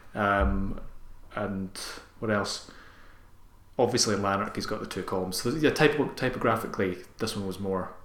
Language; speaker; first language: English; native; English